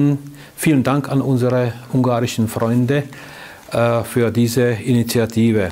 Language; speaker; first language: German; non-native, fluent; Czech